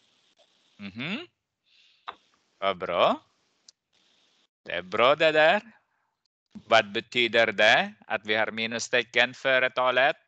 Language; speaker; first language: Swedish; non-native, fluent; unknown